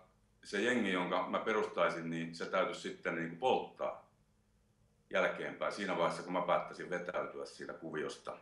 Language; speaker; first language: Finnish; native; Finnish